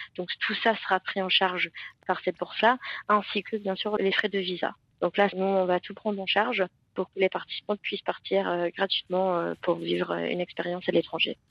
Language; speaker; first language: French; non-native, fluent; English